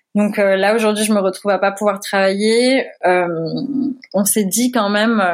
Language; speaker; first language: French; native; French